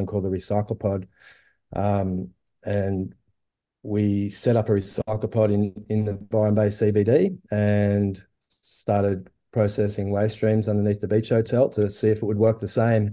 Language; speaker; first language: English; native; English